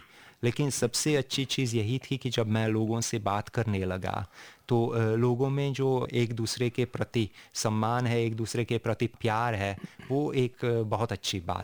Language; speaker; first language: Hindi; non-native, fluent; Hungarian